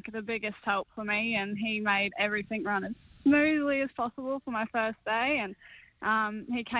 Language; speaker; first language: English; native; English